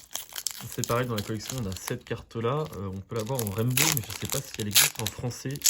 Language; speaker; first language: French; native; French